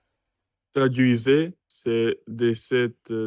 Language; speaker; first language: French; non-native, learner; Russian